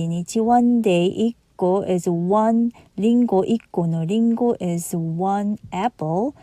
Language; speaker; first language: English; non-native, fluent; Japanese